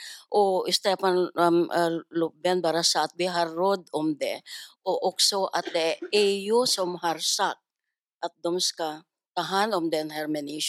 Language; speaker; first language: Swedish; non-native, learner; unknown